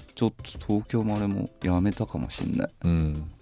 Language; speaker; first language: Japanese; native; Japanese